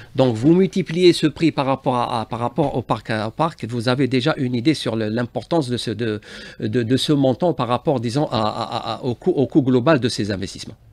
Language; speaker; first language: French; non-native, local second language; Arabic